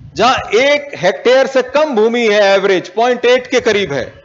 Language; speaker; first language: Hindi; native; Hindi